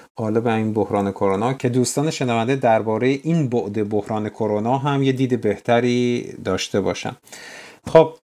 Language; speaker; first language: Persian; native; Persian